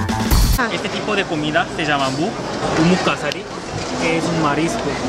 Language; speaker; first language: Spanish; non-native, fluent; Korean